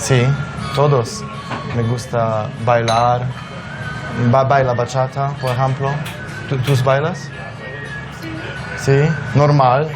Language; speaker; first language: Spanish; non-native, learner; Polish